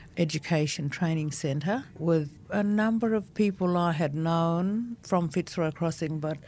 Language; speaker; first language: English; non-native, local second language; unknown